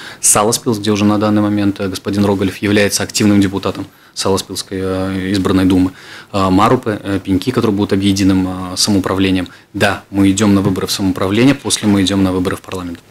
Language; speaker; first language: Russian; native; Russian